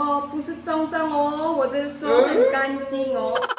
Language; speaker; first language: Chinese; non-native, learner; Filipino